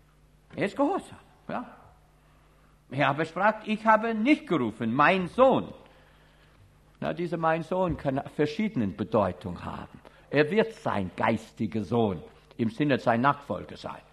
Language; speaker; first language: German; non-native, fluent; English